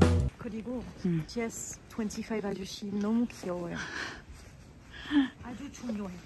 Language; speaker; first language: Korean; non-native, fluent; French